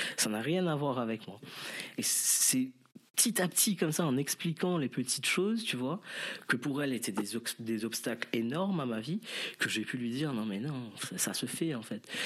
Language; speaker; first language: French; non-native, local second language; Morisyen